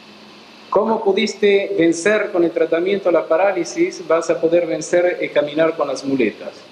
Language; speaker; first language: Spanish; native; Spanish